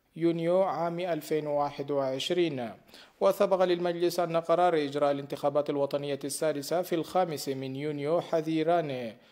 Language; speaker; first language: Arabic; non-native, fluent; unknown